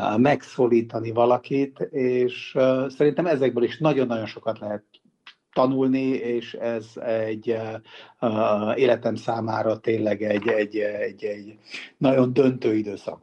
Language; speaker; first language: Hungarian; non-native, local second language; Serbian